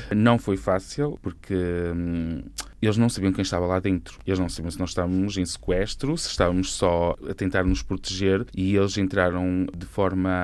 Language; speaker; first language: Portuguese; native; Portuguese